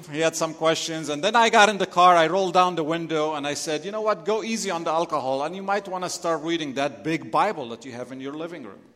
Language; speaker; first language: English; non-native, fluent; Arabic